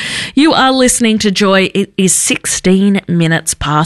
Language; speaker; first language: English; native; English